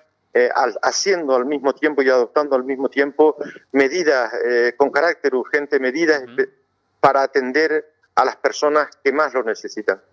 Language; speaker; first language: Spanish; native; Spanish